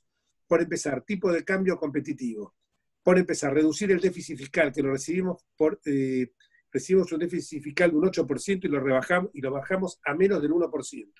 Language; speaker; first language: Spanish; native; Spanish